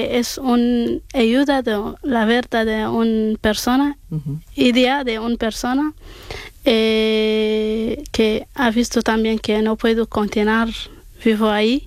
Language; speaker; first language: Spanish; non-native, learner; Arabic